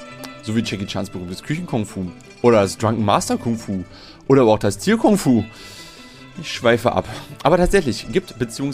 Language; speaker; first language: German; native; German